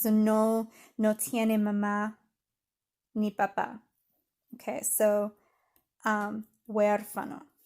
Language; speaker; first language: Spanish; non-native, fluent; English